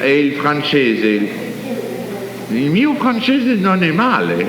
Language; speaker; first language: Italian; non-native, fluent; French